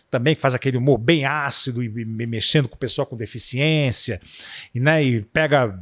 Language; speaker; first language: Portuguese; native; Portuguese